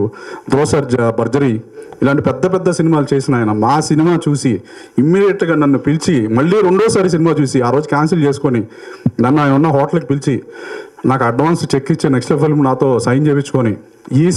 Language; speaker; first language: Telugu; native; Telugu